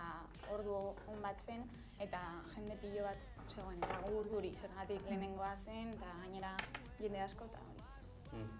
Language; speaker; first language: Basque; non-native, local second language; Spanish